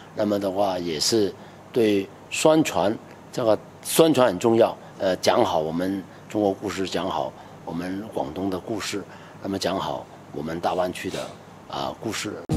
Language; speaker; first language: Chinese; native; Chinese